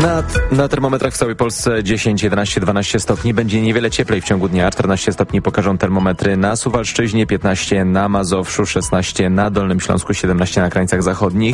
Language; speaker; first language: Polish; native; Polish